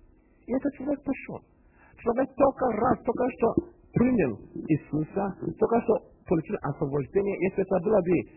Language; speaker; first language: Russian; non-native, fluent; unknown